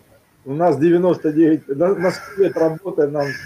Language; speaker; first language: Russian; native; Russian